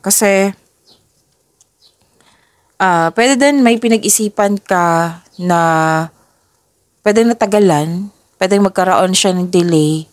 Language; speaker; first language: Filipino; native; Filipino